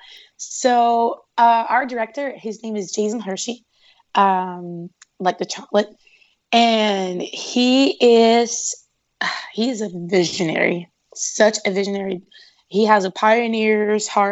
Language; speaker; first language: English; non-native, fluent; Portuguese